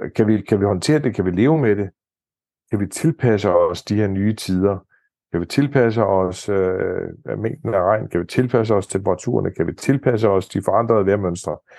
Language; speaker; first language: Danish; native; Danish